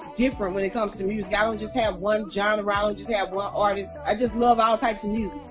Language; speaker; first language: English; native; English